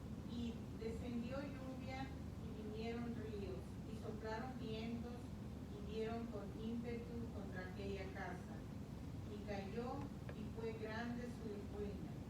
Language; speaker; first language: Spanish; native; Spanish